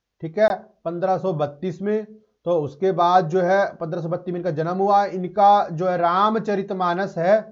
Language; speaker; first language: Hindi; non-native, local second language; Punjabi